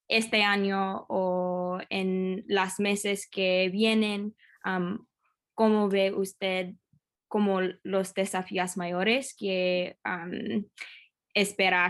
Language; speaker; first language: Spanish; non-native, fluent; English